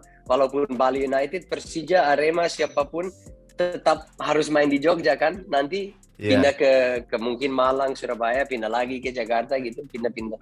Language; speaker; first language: Indonesian; non-native, fluent; Dutch